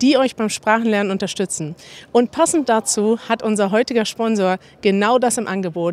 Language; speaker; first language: German; native; German